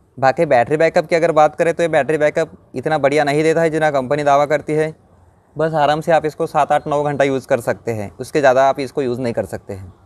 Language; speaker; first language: Hindi; non-native, local second language; Marathi